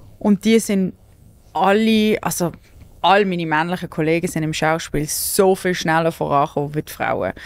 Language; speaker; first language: German; native; German